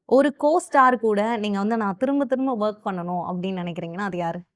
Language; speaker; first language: Tamil; native; Tamil